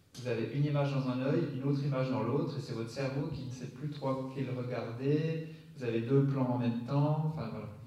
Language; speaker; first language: French; native; French